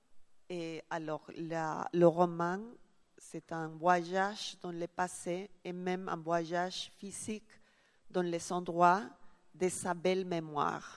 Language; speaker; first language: French; non-native, learner; Spanish